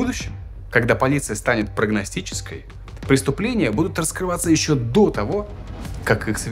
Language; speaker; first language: Russian; native; Russian